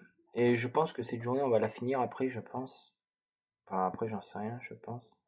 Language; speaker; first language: French; native; French